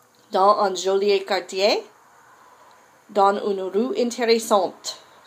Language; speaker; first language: French; non-native, fluent; English